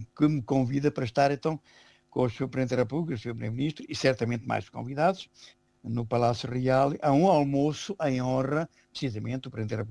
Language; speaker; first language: Portuguese; native; Portuguese